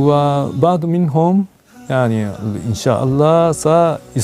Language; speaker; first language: Arabic; non-native, learner; Japanese